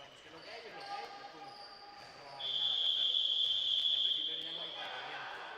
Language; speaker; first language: Spanish; native; Spanish